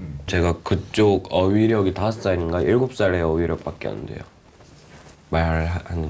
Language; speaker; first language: Korean; early bilingual, other home language; Urdu